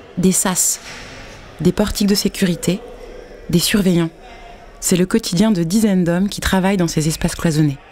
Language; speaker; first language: French; native; French